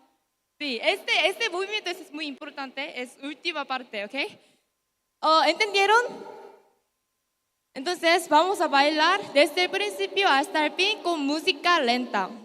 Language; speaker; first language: Spanish; non-native, learner; Korean